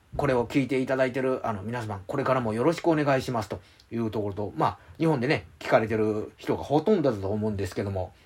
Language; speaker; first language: Japanese; native; Japanese